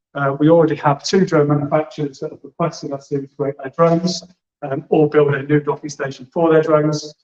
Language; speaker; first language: English; native; English